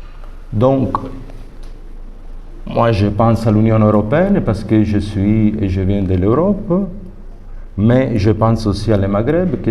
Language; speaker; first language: French; non-native, fluent; Italian